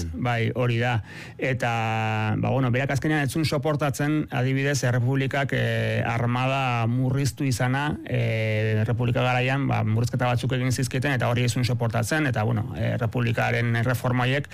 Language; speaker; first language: Basque; native; Basque